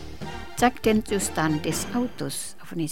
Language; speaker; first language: German; non-native, fluent; Indonesian